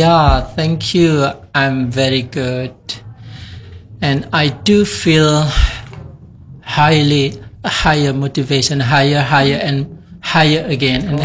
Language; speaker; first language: English; non-native, fluent; Indonesian